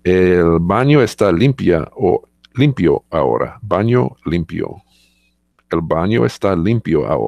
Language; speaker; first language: Spanish; non-native, learner; English